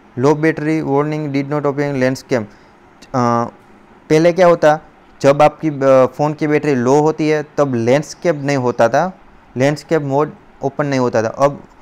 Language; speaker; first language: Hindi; non-native, local second language; Gujarati